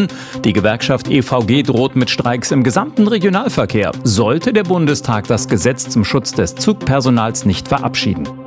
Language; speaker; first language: German; native; German